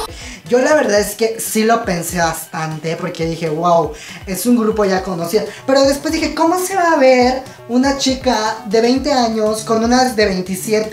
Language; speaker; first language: Spanish; native; Spanish